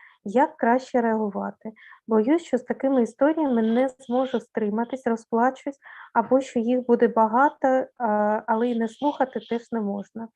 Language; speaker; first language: Ukrainian; native; Ukrainian